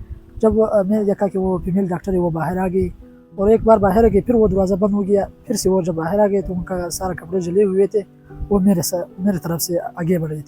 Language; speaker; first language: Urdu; non-native, local second language; Pashto